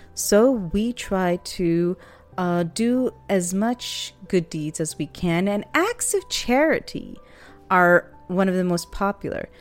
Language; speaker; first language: English; non-native, local second language; Urdu